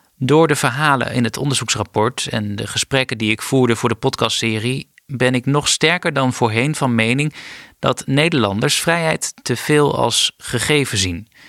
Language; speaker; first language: Dutch; native; Dutch